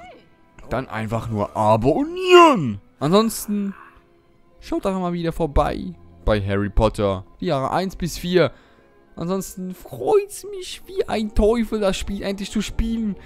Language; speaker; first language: German; native; German